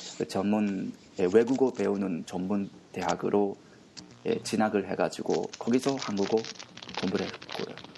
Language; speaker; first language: Korean; non-native, fluent; Japanese